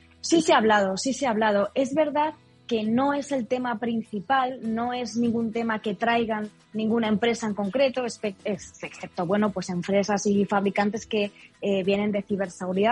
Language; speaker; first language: Spanish; native; Spanish